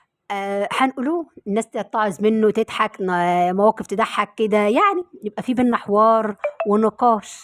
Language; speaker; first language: Arabic; native; Arabic